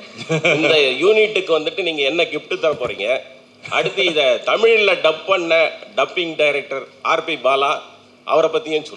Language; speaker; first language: Tamil; native; Tamil